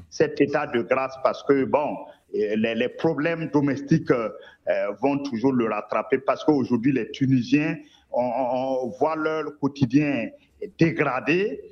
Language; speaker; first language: French; non-native, local second language; Mossi